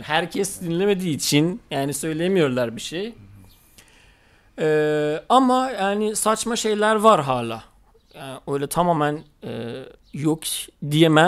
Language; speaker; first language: Turkish; non-native, fluent; Persian